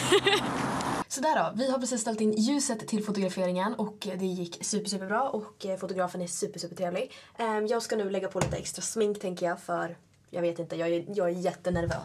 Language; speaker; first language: Swedish; native; Swedish